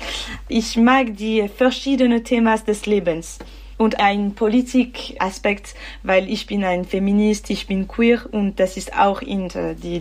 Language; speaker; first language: German; non-native, learner; French